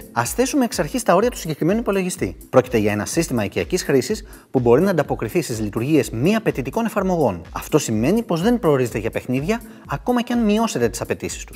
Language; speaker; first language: Greek; native; Greek